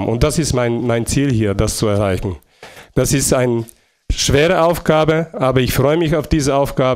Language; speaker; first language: German; non-native, fluent; Bulgarian